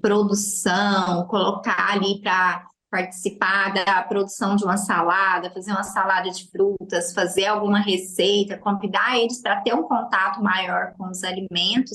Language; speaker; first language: Portuguese; native; Portuguese